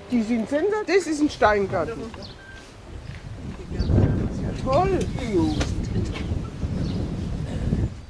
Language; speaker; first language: German; native; German